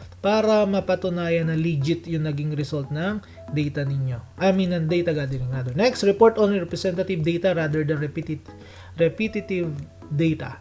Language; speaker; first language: Filipino; native; Filipino